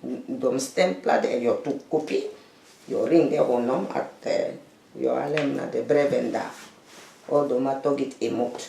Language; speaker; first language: Swedish; non-native, learner; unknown